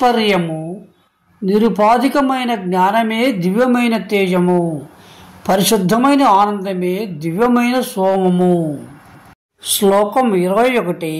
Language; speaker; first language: Telugu; native; Telugu